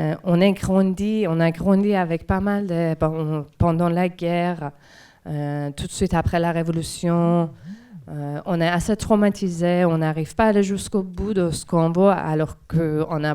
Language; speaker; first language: French; non-native, fluent; Persian